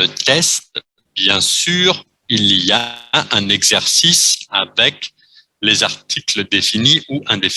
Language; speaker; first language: French; non-native, fluent; Vietnamese